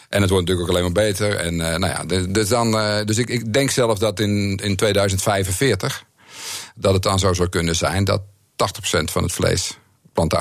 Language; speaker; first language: Dutch; native; Dutch